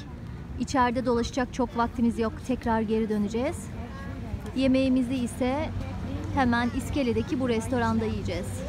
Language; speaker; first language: Turkish; native; Turkish